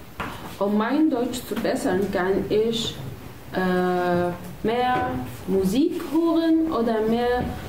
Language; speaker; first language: German; non-native, learner; Arabic